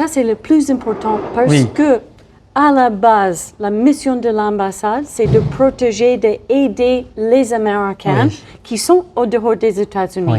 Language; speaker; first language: French; non-native, fluent; English